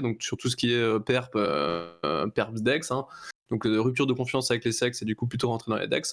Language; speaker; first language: French; native; French